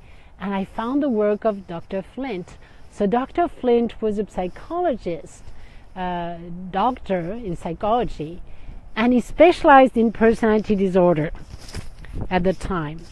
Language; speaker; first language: English; non-native, fluent; French